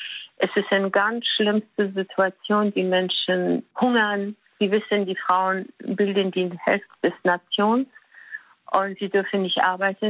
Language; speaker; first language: German; non-native, fluent; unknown